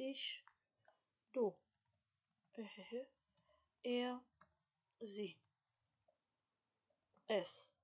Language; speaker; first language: German; non-native, fluent; Macedonian